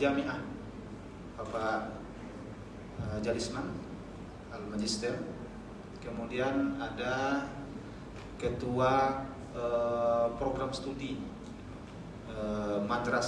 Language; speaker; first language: Indonesian; native; Indonesian